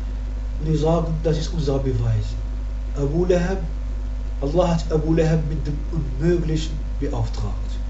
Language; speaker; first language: German; non-native, fluent; Arabic